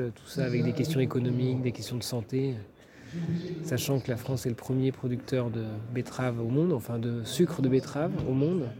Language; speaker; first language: French; native; French